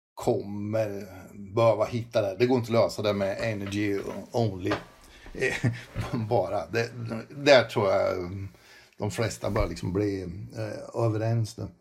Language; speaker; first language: Swedish; native; Swedish